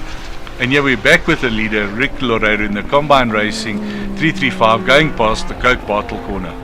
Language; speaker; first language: English; native; English